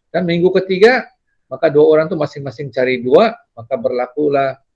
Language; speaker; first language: Indonesian; non-native, local second language; Malay